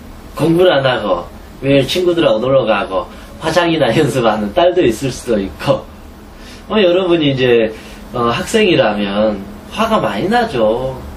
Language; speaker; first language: Korean; native; Korean